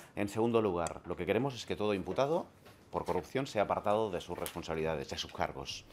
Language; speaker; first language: Spanish; non-native, local second language; Catalan